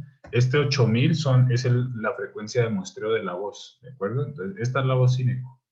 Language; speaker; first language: Spanish; native; Spanish